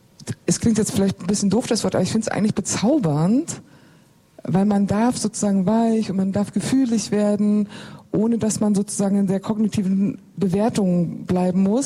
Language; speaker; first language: German; native; German